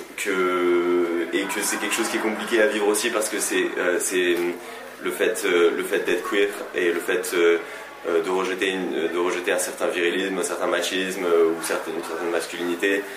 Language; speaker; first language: French; native; French